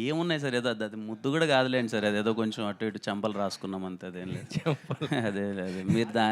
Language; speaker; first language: Telugu; native; Telugu